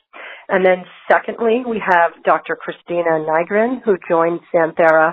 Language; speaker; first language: English; native; English